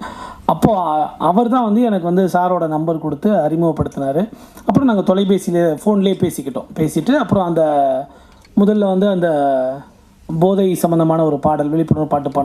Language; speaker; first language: Tamil; native; Tamil